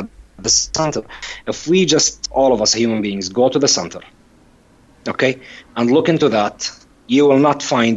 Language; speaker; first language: English; non-native, fluent; Arabic